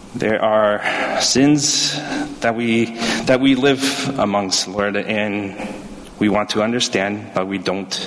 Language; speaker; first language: English; early bilingual, other home language; Chinese